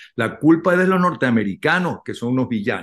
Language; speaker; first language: Spanish; native; Spanish